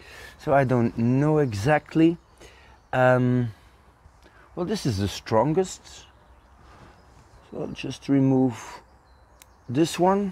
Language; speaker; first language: English; non-native, fluent; Dutch